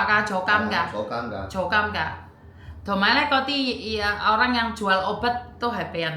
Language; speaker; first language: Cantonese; non-native, learner; Javanese